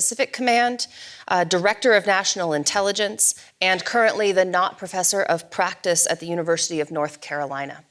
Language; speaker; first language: English; native; English